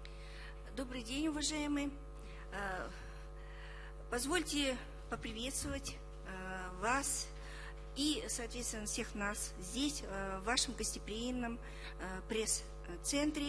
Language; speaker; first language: Russian; native; Russian